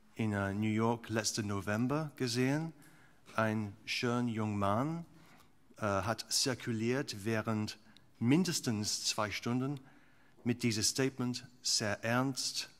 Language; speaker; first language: German; non-native, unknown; English